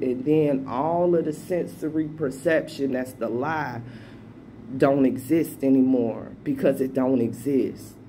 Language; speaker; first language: English; native; English